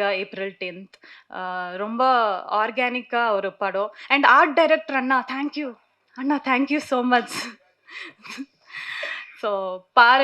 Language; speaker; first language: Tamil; non-native, learner; Kannada